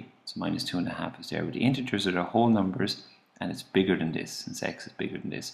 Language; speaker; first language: English; native; English